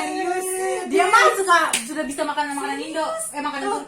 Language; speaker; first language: Indonesian; native; Indonesian